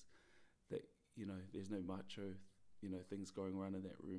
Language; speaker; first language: English; native; English